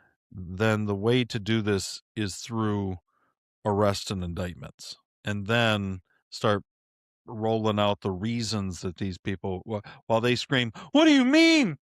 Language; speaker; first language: English; native; English